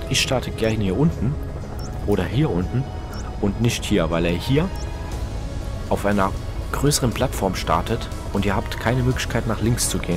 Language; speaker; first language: German; native; German